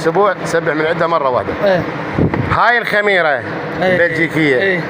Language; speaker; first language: Arabic; native; Arabic